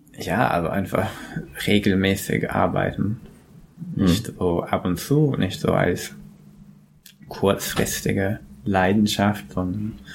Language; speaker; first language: German; non-native, fluent; English